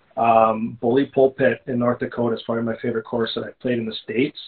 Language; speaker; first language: English; native; English